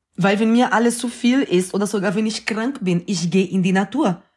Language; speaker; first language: German; non-native, fluent; Portuguese